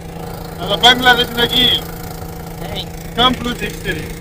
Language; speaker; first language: Arabic; non-native, learner; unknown